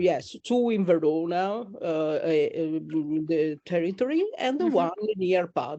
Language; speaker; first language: English; non-native, learner; Italian